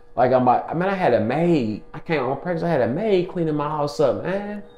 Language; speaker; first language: English; native; English